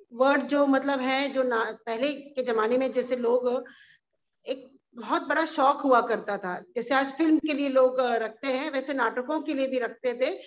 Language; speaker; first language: Hindi; native; Hindi